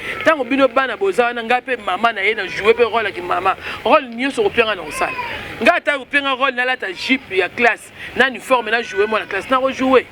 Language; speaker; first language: Lingala; native; Lingala